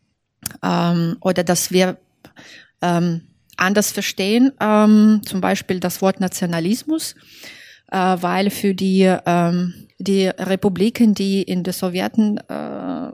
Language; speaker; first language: German; non-native, fluent; Belarusian